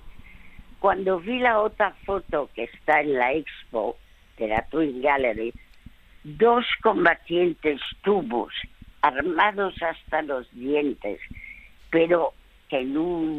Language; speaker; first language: Spanish; early bilingual, other home language; French